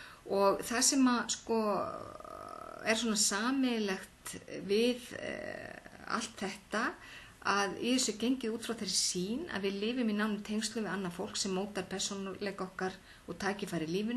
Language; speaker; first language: Icelandic; native; Icelandic